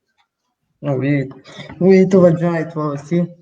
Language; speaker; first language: French; non-native, local second language; Arabic